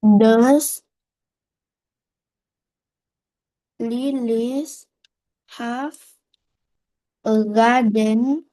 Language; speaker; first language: English; non-native, learner; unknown